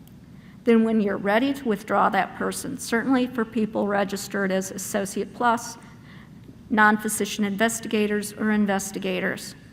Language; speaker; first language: English; native; English